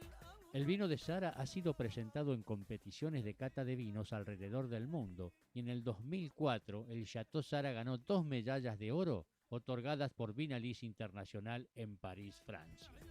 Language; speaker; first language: Spanish; native; Spanish